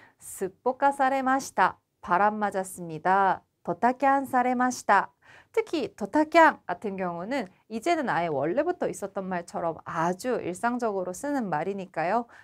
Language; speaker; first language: Korean; native; Korean